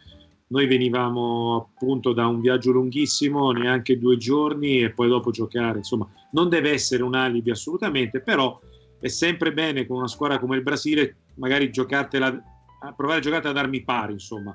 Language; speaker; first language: Italian; native; Italian